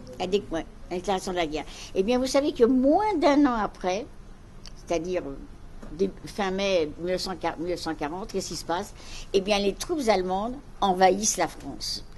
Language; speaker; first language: French; native; French